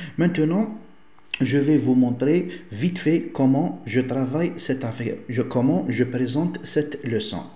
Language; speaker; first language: French; non-native, local second language; Arabic